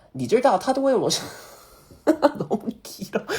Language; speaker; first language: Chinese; non-native, learner; Korean